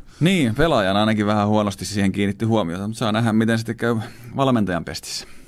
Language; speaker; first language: Finnish; native; Finnish